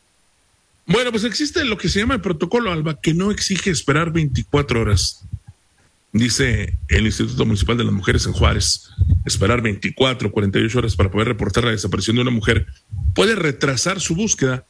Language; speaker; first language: Spanish; native; Spanish